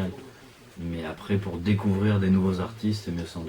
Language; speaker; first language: French; native; French